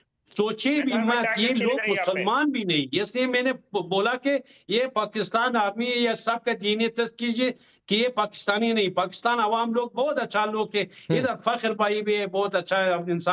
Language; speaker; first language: Hindi; non-native, fluent; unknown